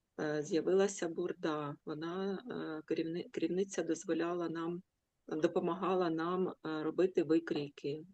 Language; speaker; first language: Ukrainian; non-native, local second language; Russian